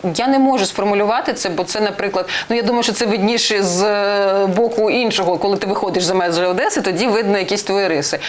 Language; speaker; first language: Ukrainian; non-native, local second language; Russian